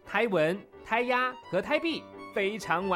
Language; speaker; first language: Chinese; native; Chinese